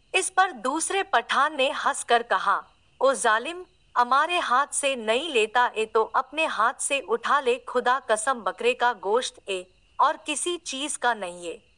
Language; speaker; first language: Hindi; native; Hindi